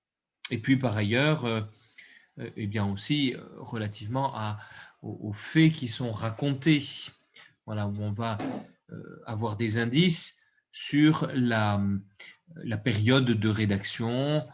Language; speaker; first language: French; native; French